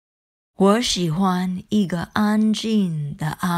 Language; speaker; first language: Chinese; non-native, learner; English